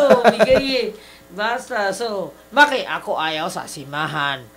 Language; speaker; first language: Filipino; non-native, learner; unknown